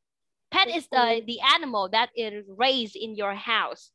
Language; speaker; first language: English; non-native, fluent; Vietnamese